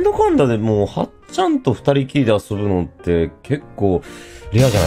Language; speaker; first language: Japanese; native; Japanese